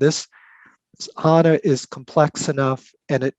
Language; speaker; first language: English; native; English